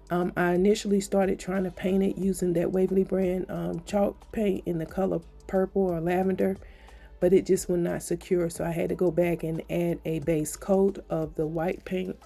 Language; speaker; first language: English; native; English